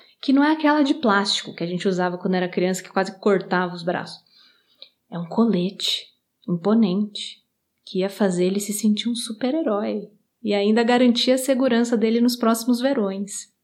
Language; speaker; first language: Portuguese; native; Portuguese